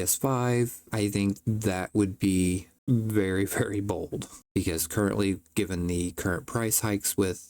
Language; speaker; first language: English; native; English